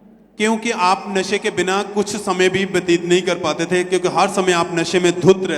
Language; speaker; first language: Hindi; native; Hindi